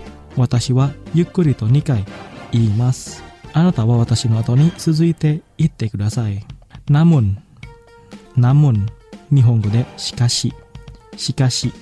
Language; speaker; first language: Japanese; non-native, fluent; Indonesian